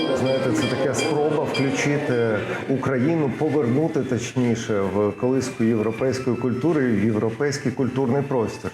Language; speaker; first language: Ukrainian; non-native, local second language; Russian